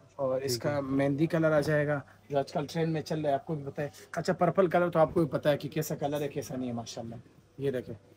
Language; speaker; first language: Urdu; native; Urdu